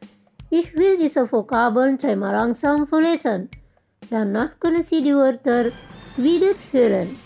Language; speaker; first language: German; non-native, fluent; Indonesian